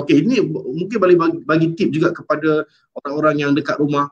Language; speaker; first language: Malay; native; Malay